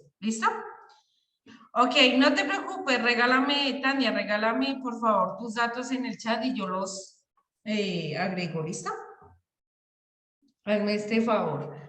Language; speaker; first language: Spanish; native; Spanish